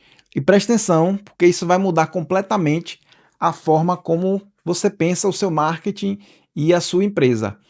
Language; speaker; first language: Portuguese; native; Portuguese